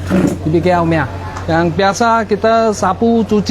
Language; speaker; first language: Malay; non-native, local second language; Cantonese